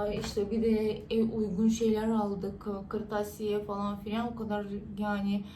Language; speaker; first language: Turkish; non-native, fluent; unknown